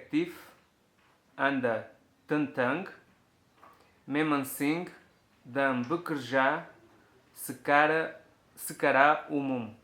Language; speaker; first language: Indonesian; non-native, learner; Portuguese